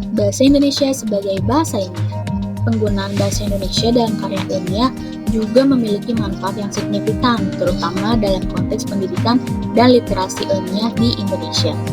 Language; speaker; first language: Indonesian; native; Indonesian